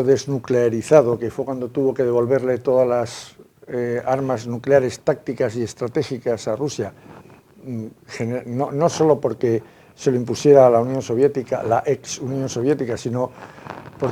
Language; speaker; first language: Spanish; native; Spanish